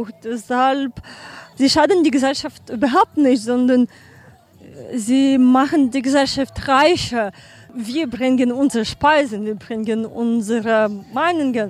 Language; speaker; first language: German; non-native, learner; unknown